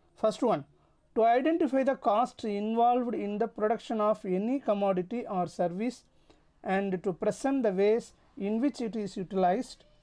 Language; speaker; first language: English; non-native, local second language; Tamil